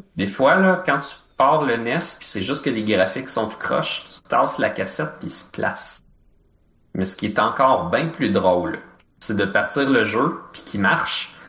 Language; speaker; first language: French; native; French